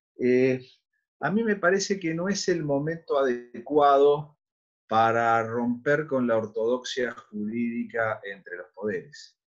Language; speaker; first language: Spanish; native; Spanish